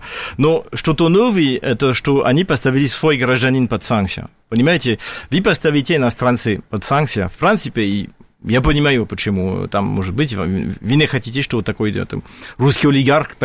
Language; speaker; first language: Russian; non-native, fluent; French